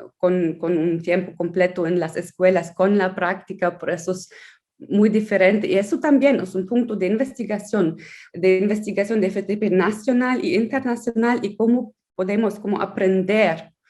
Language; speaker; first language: Spanish; non-native, fluent; German